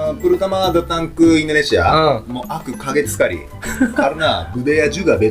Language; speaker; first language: Indonesian; non-native, fluent; Japanese